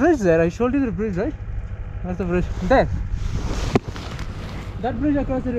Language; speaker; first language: English; non-native, local second language; Hindi